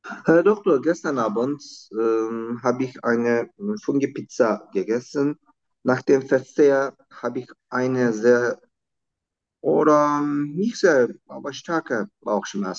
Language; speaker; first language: German; non-native, learner; Turkish